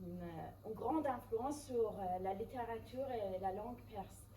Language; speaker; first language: French; non-native, fluent; Persian